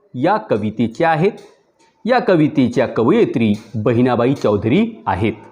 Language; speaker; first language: Marathi; non-native, local second language; Urdu